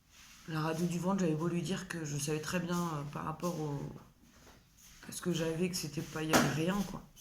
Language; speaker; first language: French; native; French